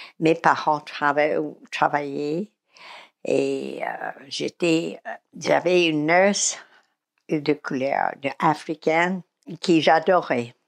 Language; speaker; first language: French; non-native, fluent; English